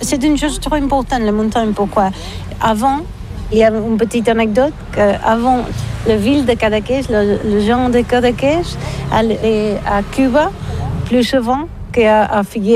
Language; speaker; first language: French; non-native, learner; Catalan